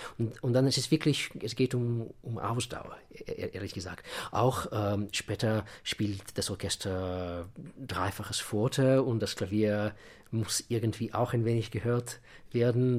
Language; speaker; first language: German; non-native, fluent; Russian